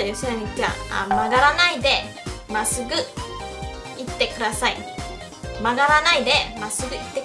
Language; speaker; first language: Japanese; non-native, local second language; Chinese